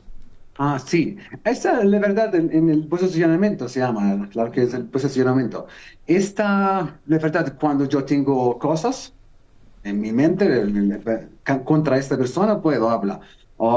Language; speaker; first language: Spanish; non-native, learner; Arabic